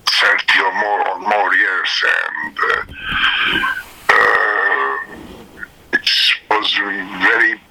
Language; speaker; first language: English; non-native, learner; Serbian